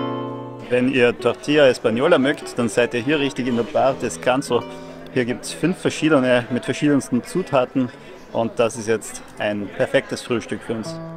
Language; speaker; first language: German; native; German